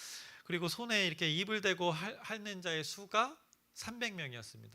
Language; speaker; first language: Korean; native; Korean